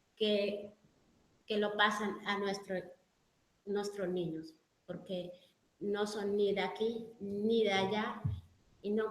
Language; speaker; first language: Spanish; non-native, fluent; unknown